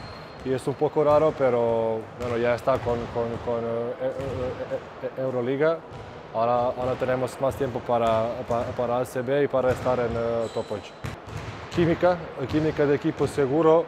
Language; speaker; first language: Spanish; non-native, fluent; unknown